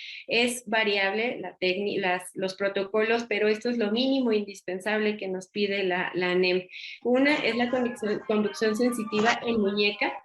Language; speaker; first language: Spanish; native; Spanish